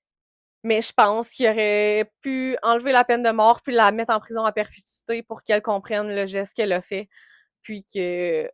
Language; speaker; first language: French; native; French